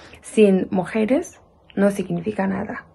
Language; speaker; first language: Spanish; non-native, learner; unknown